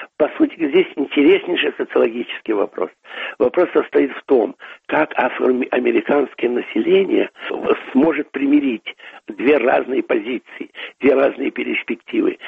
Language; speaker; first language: Russian; native; Russian